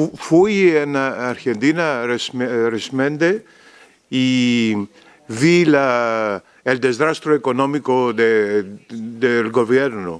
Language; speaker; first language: Spanish; non-native, learner; Greek